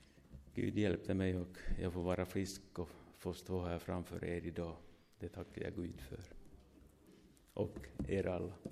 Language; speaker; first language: Swedish; non-native, fluent; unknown